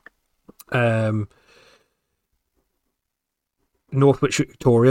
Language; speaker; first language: English; native; English